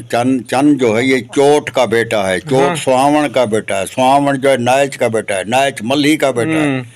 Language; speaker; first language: Urdu; non-native, local second language; Sindhi